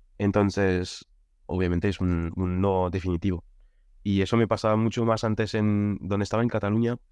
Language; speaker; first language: Spanish; non-native, fluent; French